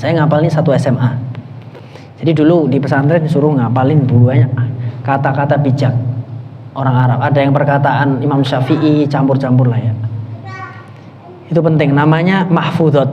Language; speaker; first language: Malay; non-native, local second language; Javanese